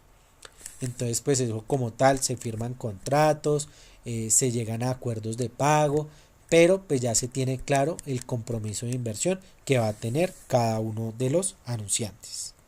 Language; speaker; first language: Spanish; native; Spanish